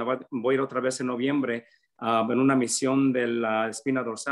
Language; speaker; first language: Spanish; early bilingual, other home language; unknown